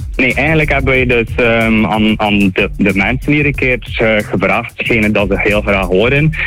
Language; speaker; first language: Dutch; native; Dutch